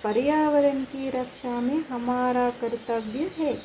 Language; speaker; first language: Hindi; non-native, fluent; Sinhala